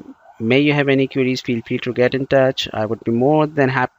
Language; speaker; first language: English; non-native, local second language; Bangla